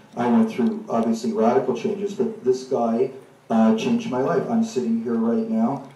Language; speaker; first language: English; native; English